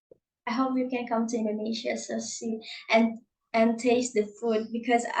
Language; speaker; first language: English; non-native, learner; Indonesian